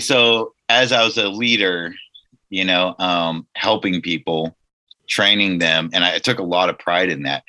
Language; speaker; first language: English; native; English